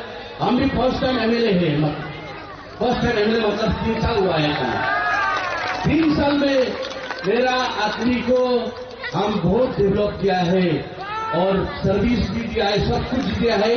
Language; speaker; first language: Hindi; non-native, local second language; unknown